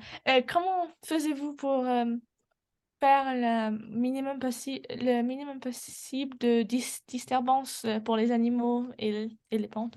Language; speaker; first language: French; non-native, learner; English